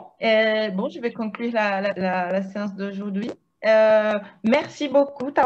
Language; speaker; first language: French; non-native, fluent; Portuguese